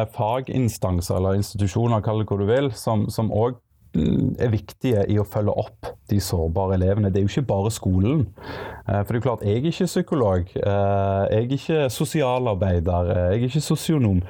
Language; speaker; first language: Norwegian; native; Norwegian